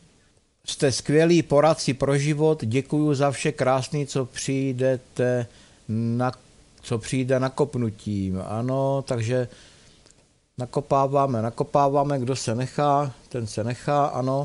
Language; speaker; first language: Czech; native; Czech